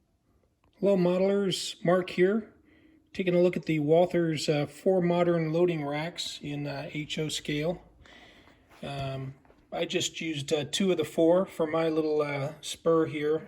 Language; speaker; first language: English; native; English